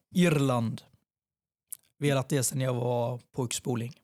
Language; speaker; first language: Swedish; early bilingual, other home language; Persian